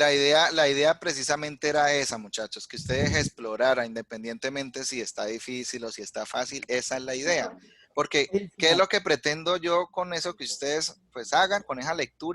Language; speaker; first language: Spanish; native; Spanish